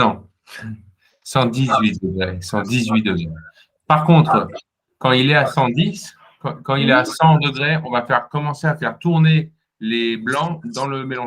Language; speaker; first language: French; native; French